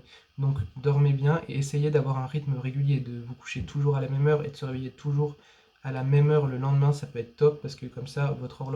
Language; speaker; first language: French; native; French